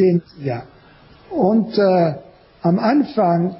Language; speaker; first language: German; non-native, learner; French